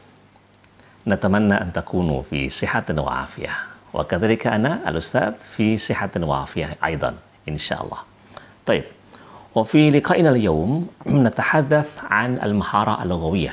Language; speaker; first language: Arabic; non-native, fluent; Indonesian